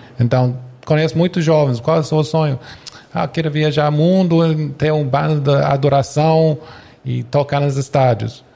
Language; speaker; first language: Portuguese; non-native, fluent; English